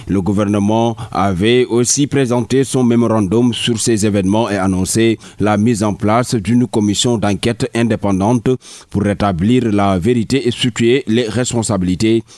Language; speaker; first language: French; non-native, local second language; Wolof